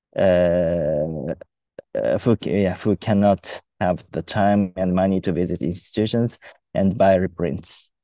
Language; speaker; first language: English; non-native, fluent; Japanese